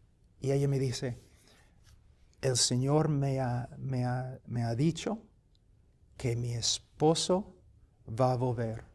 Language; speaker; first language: Spanish; non-native, fluent; English